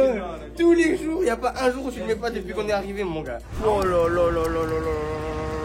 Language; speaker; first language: French; native; French